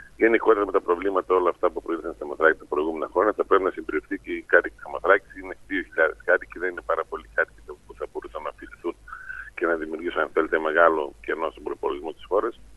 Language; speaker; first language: Greek; native; Greek